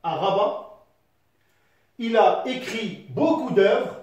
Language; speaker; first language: French; non-native, local second language; Arabic